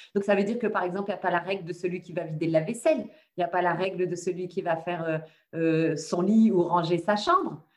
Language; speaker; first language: French; native; French